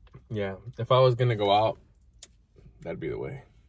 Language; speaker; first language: English; early bilingual, other home language; Spanish